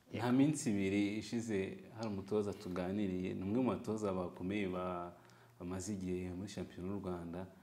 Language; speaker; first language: Kinyarwanda; native; Kinyarwanda